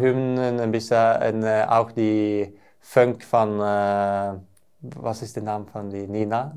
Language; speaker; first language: German; non-native, learner; Norwegian